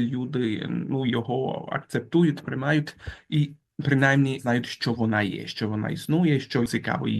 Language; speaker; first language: Ukrainian; non-native, fluent; Italian